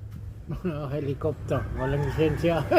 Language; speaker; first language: Filipino; non-native, learner; German